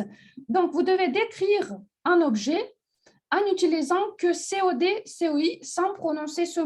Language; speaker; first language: French; non-native, fluent; Russian